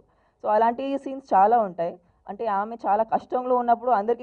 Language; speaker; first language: Telugu; non-native, fluent; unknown